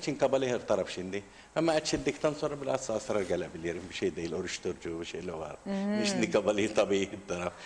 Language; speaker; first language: Turkish; non-native, learner; Arabic